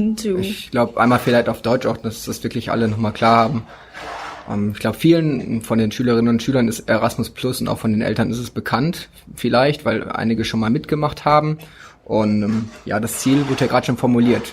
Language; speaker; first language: German; native; German